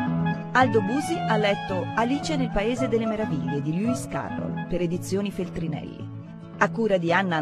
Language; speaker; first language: Italian; native; Italian